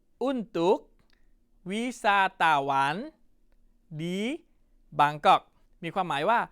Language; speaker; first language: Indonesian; non-native, fluent; Thai